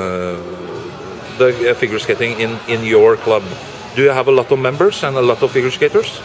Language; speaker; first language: English; non-native, fluent; Norwegian